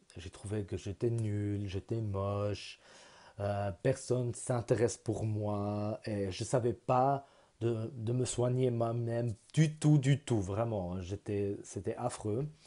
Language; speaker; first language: French; non-native, local second language; German